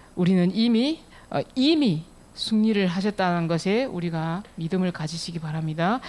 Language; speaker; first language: Korean; native; Korean